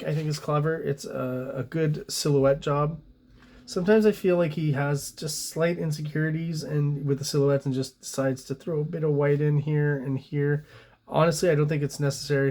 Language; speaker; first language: English; native; English